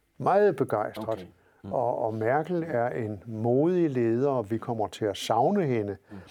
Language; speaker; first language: Danish; native; Danish